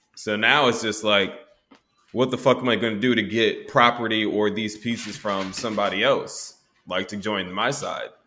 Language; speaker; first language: English; native; English